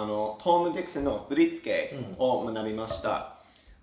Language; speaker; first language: Japanese; non-native, learner; English